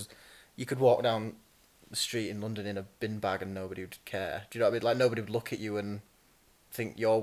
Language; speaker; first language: English; native; English